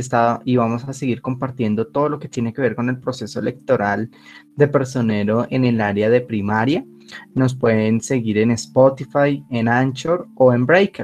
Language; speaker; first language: Spanish; native; Spanish